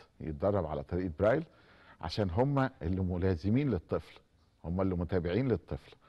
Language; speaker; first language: Arabic; native; Arabic